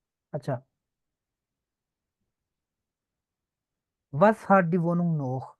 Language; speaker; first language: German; non-native, fluent; Hindi